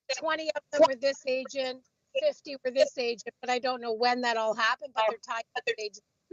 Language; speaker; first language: English; non-native, fluent; Vietnamese